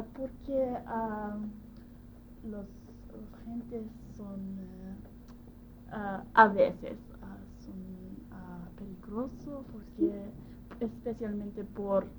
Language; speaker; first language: Spanish; non-native, learner; English